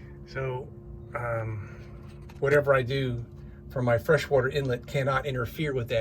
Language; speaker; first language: English; native; English